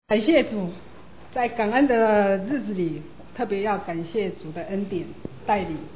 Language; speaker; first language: Chinese; native; Chinese